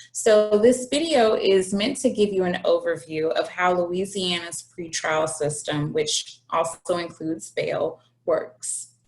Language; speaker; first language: English; native; English